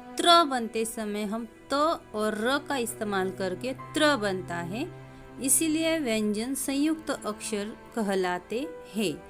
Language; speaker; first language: Hindi; non-native, local second language; Marathi